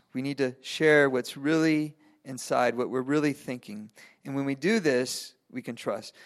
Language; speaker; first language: English; non-native, fluent; Spanish